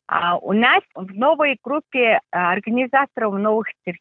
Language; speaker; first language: Russian; non-native, fluent; Mongolian